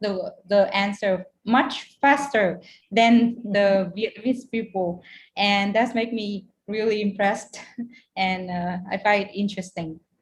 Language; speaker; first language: English; non-native, fluent; Vietnamese